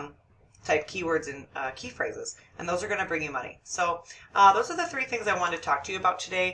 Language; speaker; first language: English; native; English